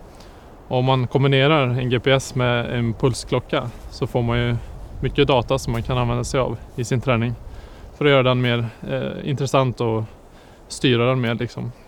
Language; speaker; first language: Swedish; native; Swedish